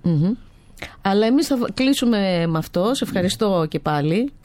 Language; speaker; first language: Greek; native; Greek